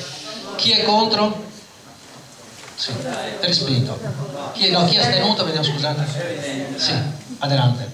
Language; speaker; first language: Italian; native; Italian